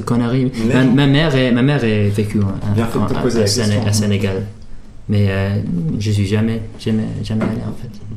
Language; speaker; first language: French; early bilingual, heritage; English